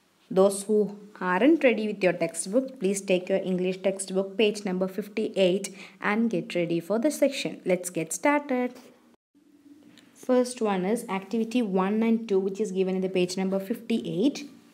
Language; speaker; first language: English; non-native, local second language; Malayalam